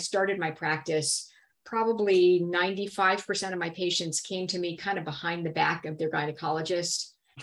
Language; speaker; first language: English; native; English